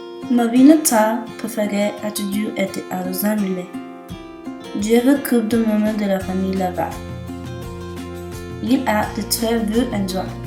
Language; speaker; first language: French; non-native, learner; Spanish